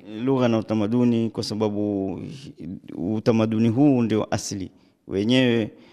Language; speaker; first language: Swahili; native; Swahili